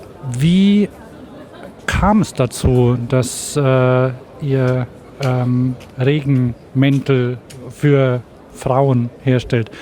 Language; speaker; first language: German; native; German